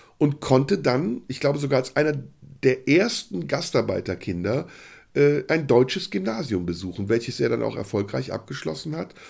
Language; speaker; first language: German; early bilingual, other home language; Turkish